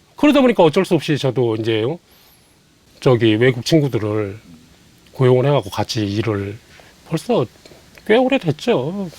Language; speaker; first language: Korean; native; Korean